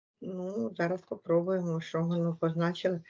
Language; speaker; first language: Ukrainian; native; Ukrainian